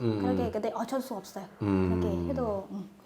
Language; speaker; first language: Korean; non-native, fluent; Vietnamese